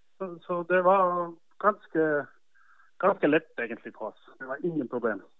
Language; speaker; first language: Norwegian; non-native, fluent; Estonian